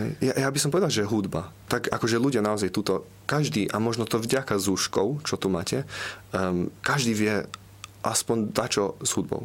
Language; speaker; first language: Slovak; early bilingual, heritage; Slovak